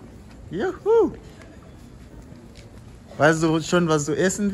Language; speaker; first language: German; non-native, learner; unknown